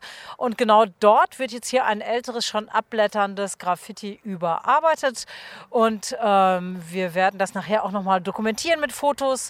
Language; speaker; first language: German; native; German